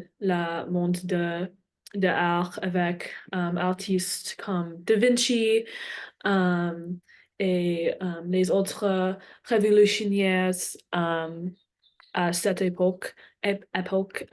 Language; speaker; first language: French; non-native, learner; English